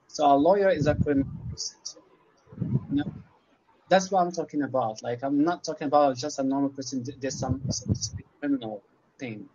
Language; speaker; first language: English; non-native, learner; Arabic